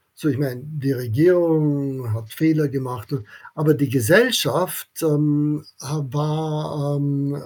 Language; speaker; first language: German; non-native, local second language; English